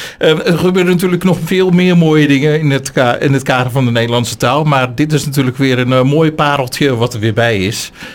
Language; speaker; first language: Dutch; native; Dutch